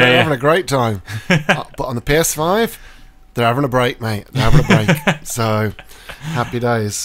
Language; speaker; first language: English; native; English